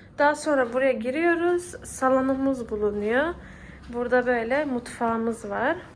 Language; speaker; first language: Turkish; early bilingual, heritage; Turkish